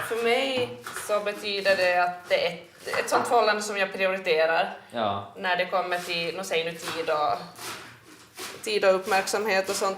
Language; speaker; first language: Swedish; native; Swedish